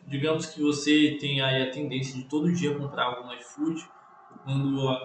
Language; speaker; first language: Portuguese; native; Portuguese